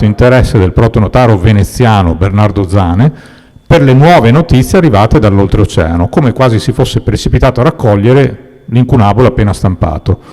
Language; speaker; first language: Italian; native; Italian